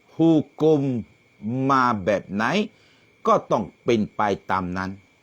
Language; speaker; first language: Thai; non-native, local second language; Malay